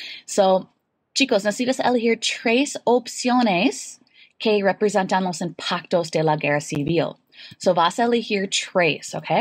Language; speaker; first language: Spanish; non-native, fluent; English